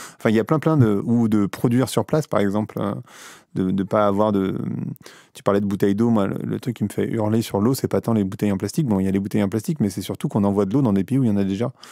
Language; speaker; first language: French; native; French